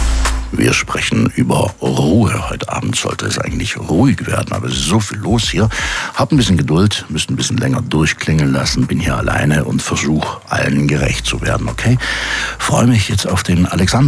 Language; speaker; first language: German; native; German